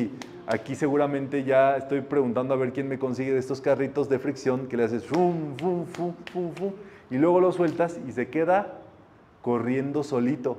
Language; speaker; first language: Spanish; native; Spanish